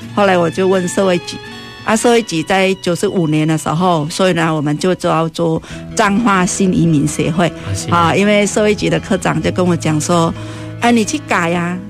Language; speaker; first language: Chinese; non-native, fluent; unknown